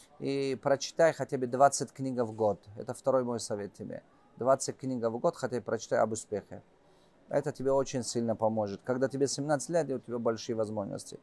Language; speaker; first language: Russian; non-native, local second language; Tajik